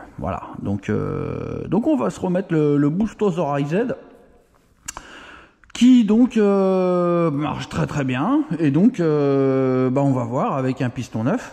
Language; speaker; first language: French; native; French